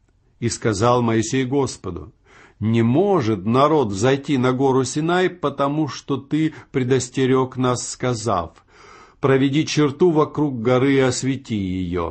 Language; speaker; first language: Russian; native; Russian